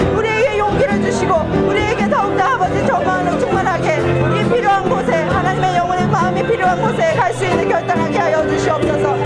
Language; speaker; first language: Korean; native; Korean